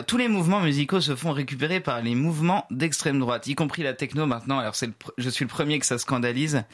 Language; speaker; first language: French; native; French